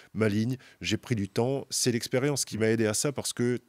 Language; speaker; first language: French; native; French